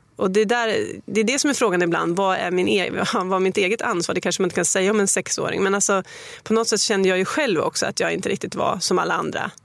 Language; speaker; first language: Swedish; native; Swedish